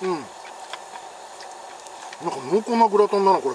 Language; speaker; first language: Japanese; native; Japanese